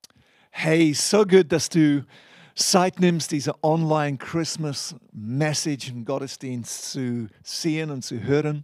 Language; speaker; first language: German; non-native, fluent; English